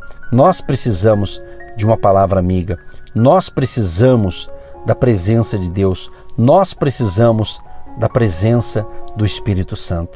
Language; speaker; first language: Portuguese; native; Portuguese